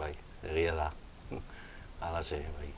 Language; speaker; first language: Basque; non-native, local second language; Spanish